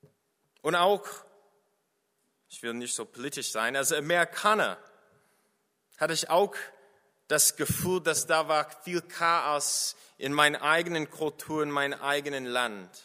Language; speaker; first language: German; non-native, fluent; English